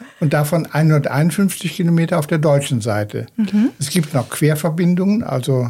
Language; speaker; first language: German; native; German